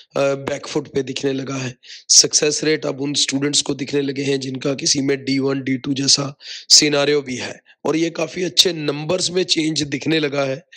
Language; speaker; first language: Hindi; non-native, local second language; Punjabi